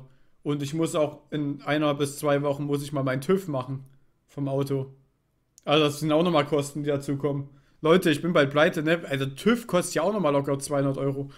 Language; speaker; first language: German; native; German